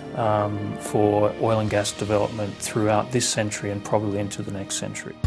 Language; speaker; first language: English; native; English